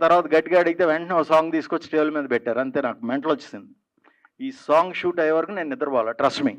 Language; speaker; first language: Telugu; native; Telugu